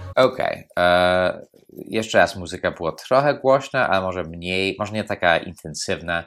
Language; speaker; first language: Polish; non-native, fluent; English